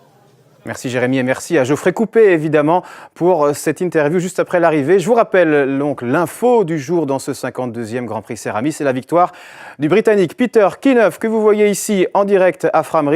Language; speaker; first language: French; native; French